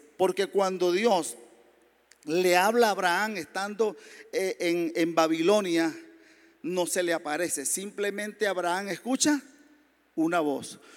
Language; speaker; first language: Spanish; native; Spanish